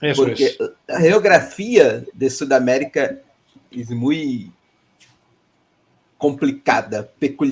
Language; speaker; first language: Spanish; non-native, learner; Portuguese